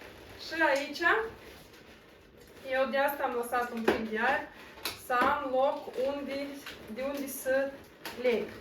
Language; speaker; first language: Romanian; non-native, local second language; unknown